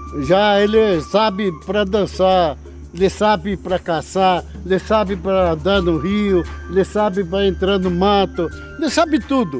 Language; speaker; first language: Portuguese; non-native, local second language; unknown